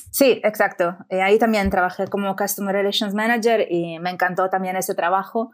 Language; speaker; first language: Spanish; non-native, fluent; Italian